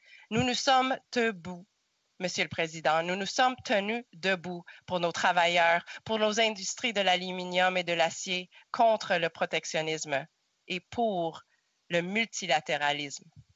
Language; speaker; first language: French; non-native, local second language; English